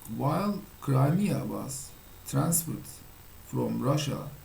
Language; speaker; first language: English; non-native, fluent; Turkish